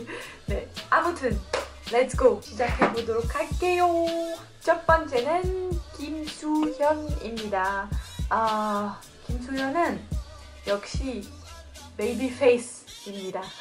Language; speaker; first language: Korean; non-native, fluent; French